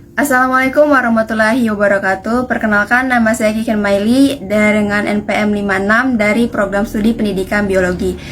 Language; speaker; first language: Indonesian; non-native, local second language; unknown